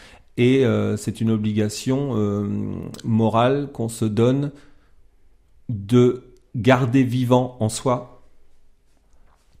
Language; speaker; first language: French; native; French